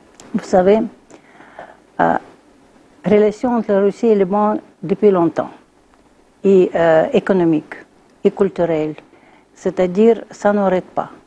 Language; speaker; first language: French; non-native, learner; Russian